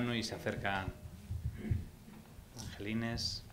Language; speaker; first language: Spanish; native; Spanish